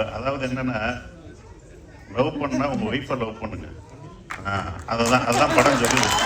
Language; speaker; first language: Tamil; native; Tamil